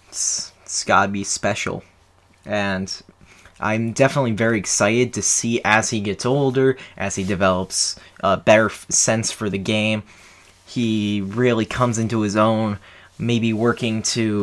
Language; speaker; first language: English; native; English